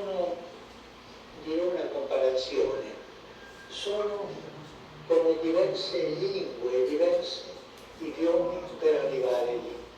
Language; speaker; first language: Italian; non-native, fluent; Spanish